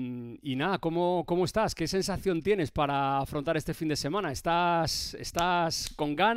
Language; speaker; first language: Spanish; native; Spanish